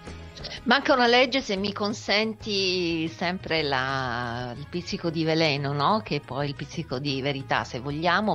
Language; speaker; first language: Italian; native; Italian